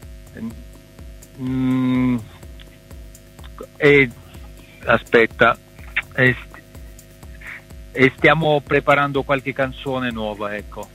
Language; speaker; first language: Italian; non-native, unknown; Russian